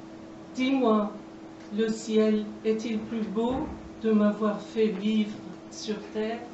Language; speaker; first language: French; non-native, fluent; Persian